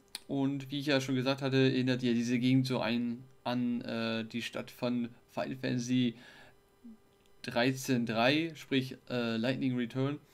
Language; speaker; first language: German; native; German